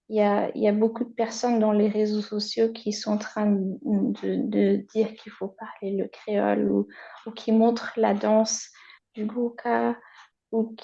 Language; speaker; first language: French; non-native, fluent; German